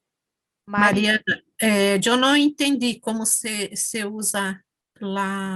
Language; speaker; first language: Spanish; non-native, learner; Portuguese